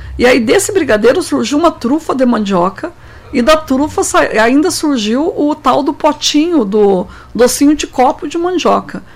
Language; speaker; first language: Portuguese; native; Portuguese